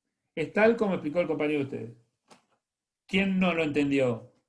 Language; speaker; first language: Spanish; native; Spanish